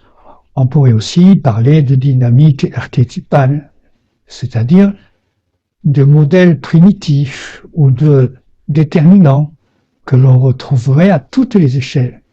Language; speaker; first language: French; native; French